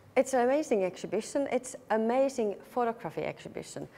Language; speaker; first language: English; non-native, fluent; Finnish